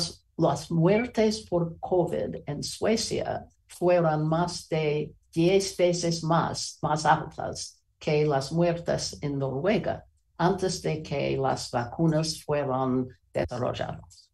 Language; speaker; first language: Spanish; non-native, learner; English